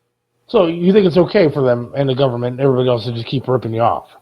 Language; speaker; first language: English; native; English